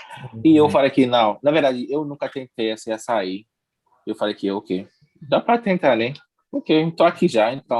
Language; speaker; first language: Portuguese; non-native, learner; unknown